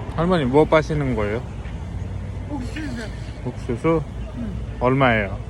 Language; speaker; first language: Korean; non-native, learner; Uzbek